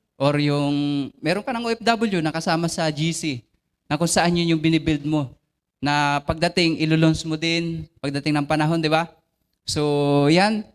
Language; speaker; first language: Filipino; non-native, local second language; Bikol